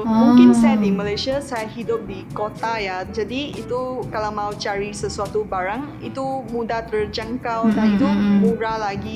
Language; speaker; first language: Indonesian; non-native, fluent; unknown